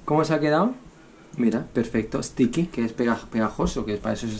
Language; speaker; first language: Spanish; native; Spanish